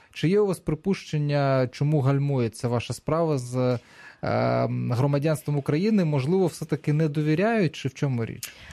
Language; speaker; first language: Ukrainian; native; Ukrainian